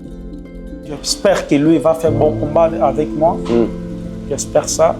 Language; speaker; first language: French; non-native, learner; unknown